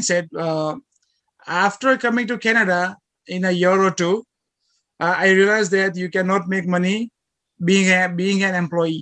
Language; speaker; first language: English; non-native, local second language; Gujarati